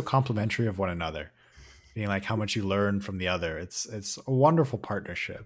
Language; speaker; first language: English; native; English